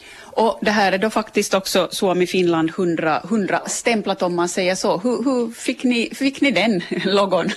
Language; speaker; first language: Swedish; native; Swedish